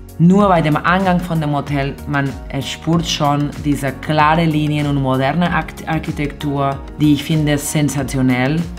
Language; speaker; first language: German; non-native, learner; Catalan